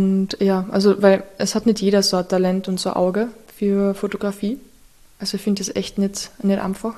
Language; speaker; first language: German; native; German